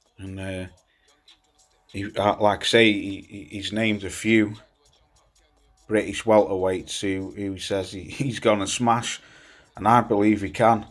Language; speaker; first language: English; native; English